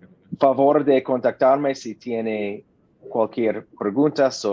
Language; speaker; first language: Spanish; non-native, learner; English